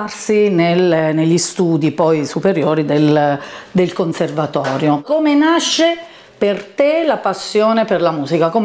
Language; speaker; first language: Italian; native; Italian